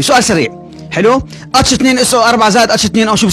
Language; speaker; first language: Arabic; native; Arabic